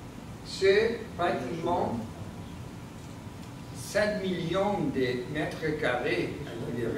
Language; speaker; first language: French; non-native, learner; Spanish